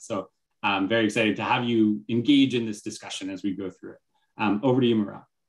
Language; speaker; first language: English; native; English